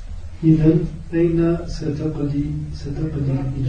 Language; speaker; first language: Arabic; non-native, learner; French